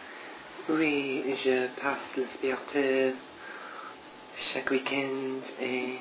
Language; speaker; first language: French; non-native, learner; English